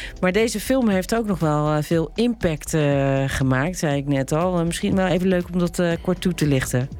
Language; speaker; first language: Dutch; native; Dutch